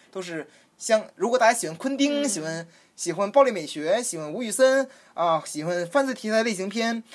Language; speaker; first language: Chinese; native; Chinese